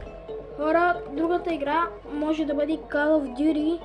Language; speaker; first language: Bulgarian; native; Bulgarian